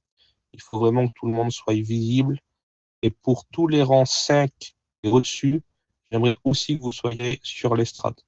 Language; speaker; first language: French; native; French